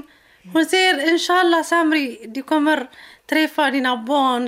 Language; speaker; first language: Swedish; non-native, learner; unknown